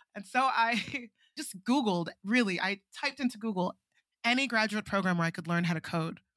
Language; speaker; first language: English; non-native, local second language; Igbo